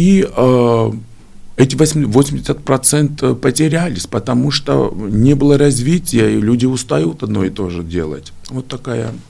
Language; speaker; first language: Russian; non-native, fluent; Georgian